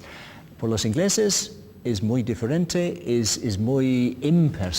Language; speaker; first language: Spanish; non-native, learner; English